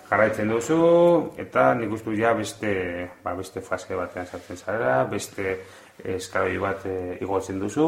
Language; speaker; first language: Basque; non-native, local second language; Spanish